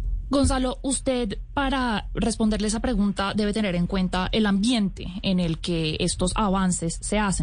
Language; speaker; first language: Spanish; native; Spanish